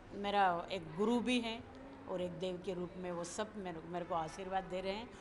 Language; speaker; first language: Hindi; non-native, local second language; Bhili